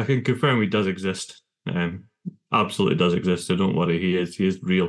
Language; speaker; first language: English; native; English